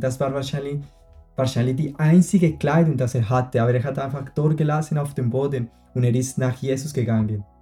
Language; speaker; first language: German; non-native, fluent; Spanish